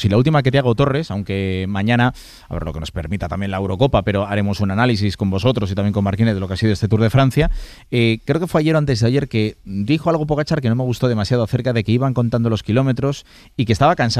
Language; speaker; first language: Spanish; native; Spanish